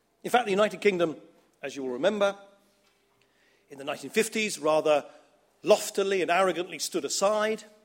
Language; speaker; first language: English; early bilingual, other home language; Dutch